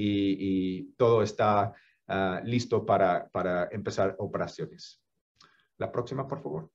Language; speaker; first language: Spanish; non-native, fluent; English